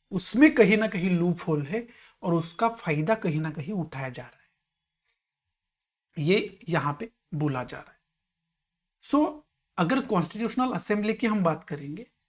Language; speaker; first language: Hindi; non-native, local second language; Marathi